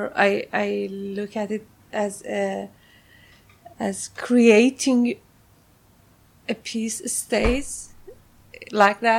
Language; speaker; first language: English; non-native, fluent; Persian